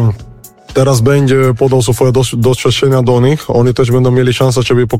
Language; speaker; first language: Polish; non-native, fluent; Spanish